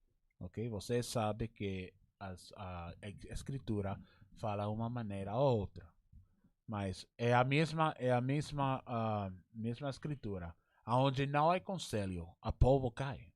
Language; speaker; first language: Portuguese; non-native, learner; English